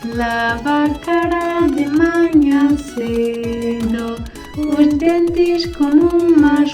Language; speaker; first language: Portuguese; non-native, learner; French